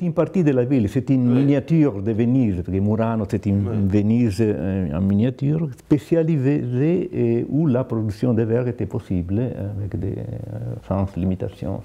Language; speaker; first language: French; non-native, fluent; Italian